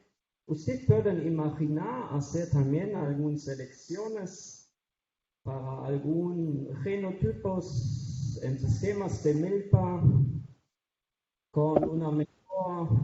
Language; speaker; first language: Spanish; non-native, fluent; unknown